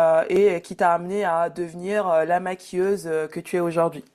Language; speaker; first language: French; native; French